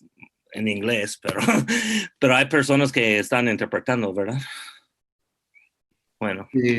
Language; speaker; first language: Spanish; non-native, fluent; English